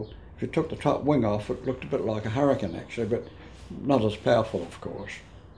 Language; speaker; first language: English; native; English